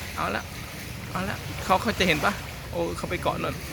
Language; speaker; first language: Thai; native; Thai